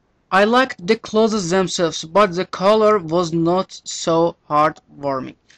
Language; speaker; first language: English; non-native, fluent; Azerbaijani